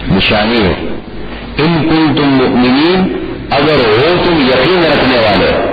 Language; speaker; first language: Urdu; non-native, local second language; Pashto